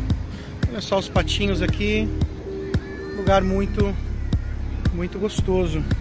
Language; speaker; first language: Portuguese; native; Portuguese